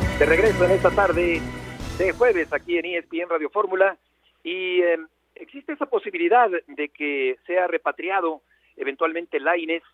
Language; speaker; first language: Spanish; native; Spanish